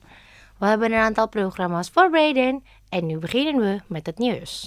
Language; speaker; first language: Dutch; non-native, fluent; Indonesian